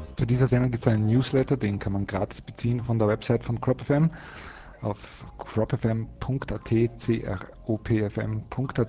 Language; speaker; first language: German; native; German